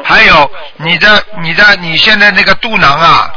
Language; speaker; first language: Chinese; native; Chinese